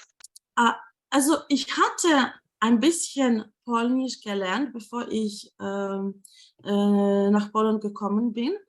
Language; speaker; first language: German; non-native, fluent; Ukrainian